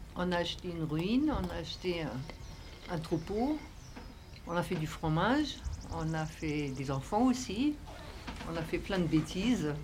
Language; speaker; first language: French; non-native, fluent; German